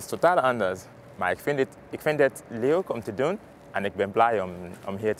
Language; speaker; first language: Dutch; non-native, learner; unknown